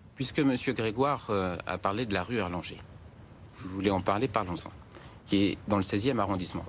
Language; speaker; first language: French; native; French